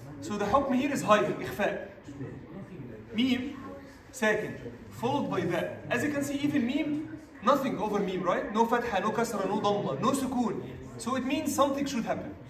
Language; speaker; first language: English; non-native, fluent; Arabic